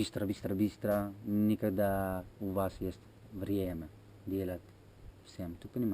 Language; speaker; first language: Russian; non-native, learner; Italian